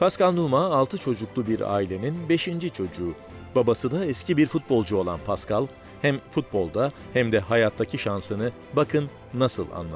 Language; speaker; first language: Turkish; native; Turkish